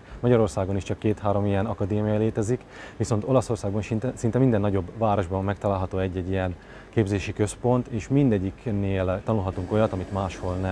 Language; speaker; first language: Hungarian; native; Hungarian